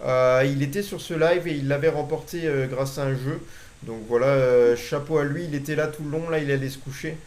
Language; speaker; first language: French; native; French